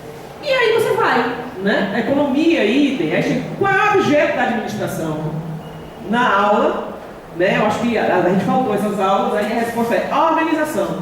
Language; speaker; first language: Portuguese; native; Portuguese